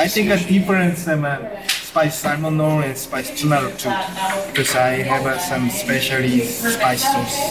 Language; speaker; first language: English; non-native, learner; Korean